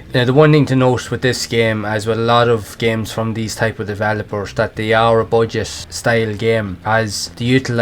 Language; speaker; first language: English; native; English